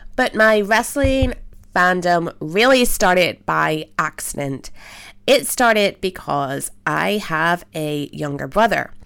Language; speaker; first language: English; native; English